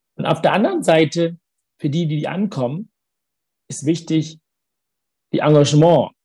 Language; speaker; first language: German; early bilingual, other home language; Tamil